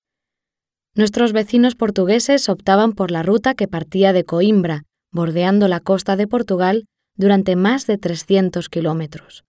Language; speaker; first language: Spanish; native; Spanish